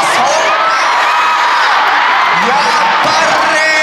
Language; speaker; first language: Japanese; non-native, fluent; Korean